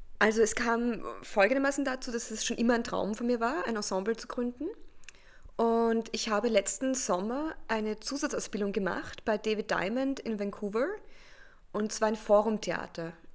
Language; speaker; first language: German; native; German